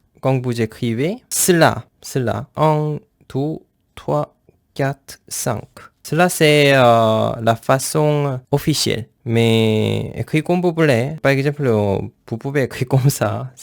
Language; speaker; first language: French; non-native, fluent; Korean